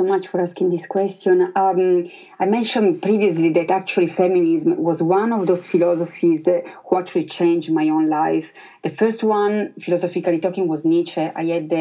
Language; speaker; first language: English; non-native, fluent; Italian